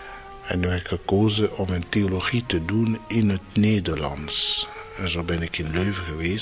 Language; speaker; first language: Dutch; non-native, fluent; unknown